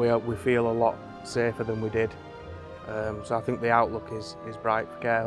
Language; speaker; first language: English; native; English